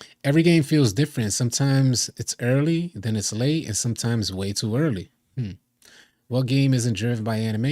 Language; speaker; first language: English; native; English